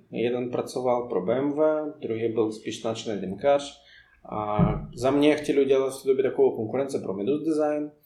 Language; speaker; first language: Czech; non-native, fluent; Russian